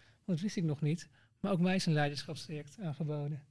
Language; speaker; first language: Dutch; native; Dutch